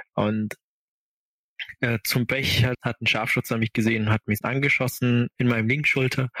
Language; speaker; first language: German; non-native, fluent; Arabic